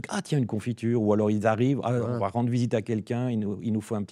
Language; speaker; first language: French; native; French